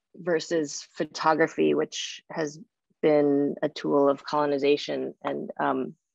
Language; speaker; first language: English; native; English